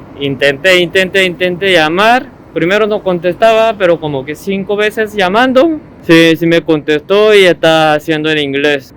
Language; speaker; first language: Spanish; non-native, fluent; Korean